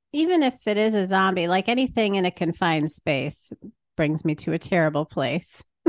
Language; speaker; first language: English; native; English